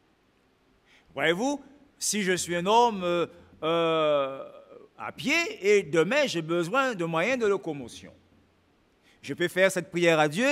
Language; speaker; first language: French; native; French